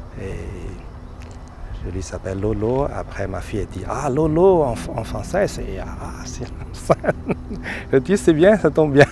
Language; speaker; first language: French; non-native, learner; Chinese